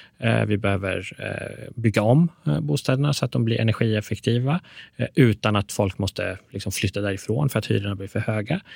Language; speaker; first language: Swedish; early bilingual, other home language; Persian